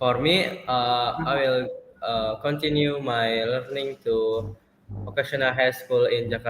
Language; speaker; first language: English; non-native, fluent; Indonesian